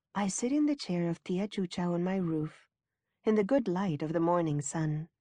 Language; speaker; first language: English; early bilingual, other home language; Spanish